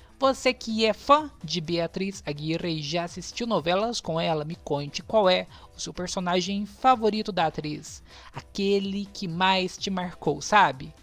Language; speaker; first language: Portuguese; native; Portuguese